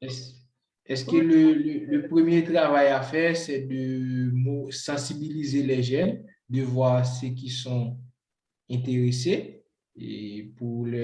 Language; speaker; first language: French; non-native, local second language; Haitian Creole